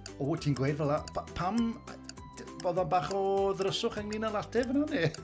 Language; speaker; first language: Welsh; native; Welsh